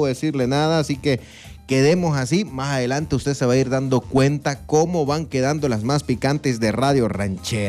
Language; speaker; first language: Spanish; native; Spanish